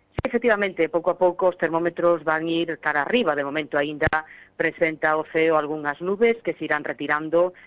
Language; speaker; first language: Galician; native; Galician